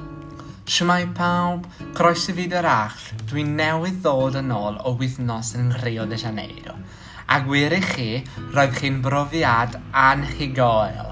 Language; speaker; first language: Welsh; non-native, fluent; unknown